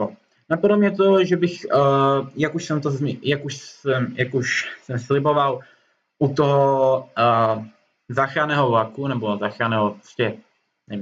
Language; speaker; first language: Czech; native; Czech